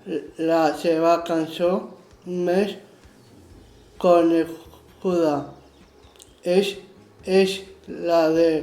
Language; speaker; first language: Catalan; non-native, local second language; Spanish